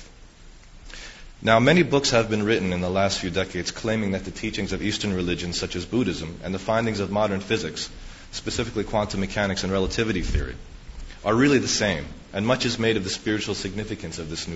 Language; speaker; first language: English; native; English